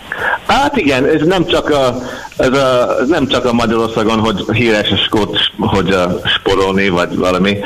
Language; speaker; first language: Hungarian; non-native, learner; English